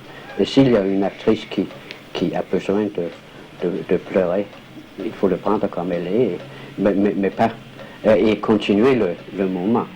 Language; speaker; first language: French; non-native, fluent; Danish